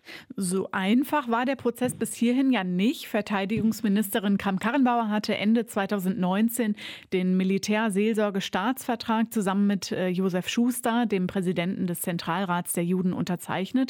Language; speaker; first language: German; native; German